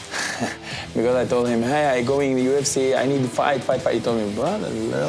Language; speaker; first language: English; non-native, learner; Uzbek